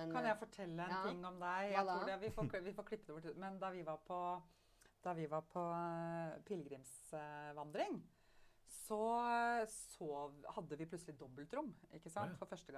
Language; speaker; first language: Norwegian; native; Norwegian